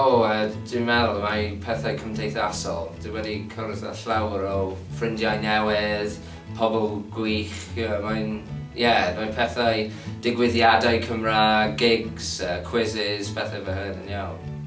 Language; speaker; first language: Welsh; non-native, learner; English